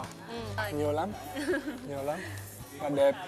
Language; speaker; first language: Vietnamese; non-native, learner; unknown